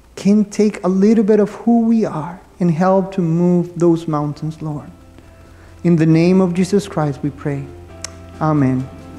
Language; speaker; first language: English; non-native, fluent; Spanish